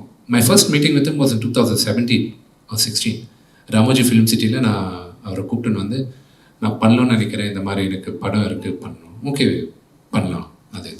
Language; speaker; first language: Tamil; non-native, local second language; Telugu